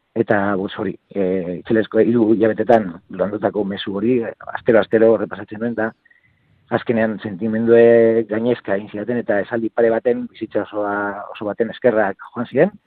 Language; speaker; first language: Basque; non-native, local second language; Spanish